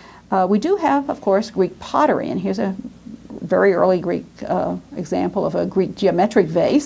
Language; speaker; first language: English; native; English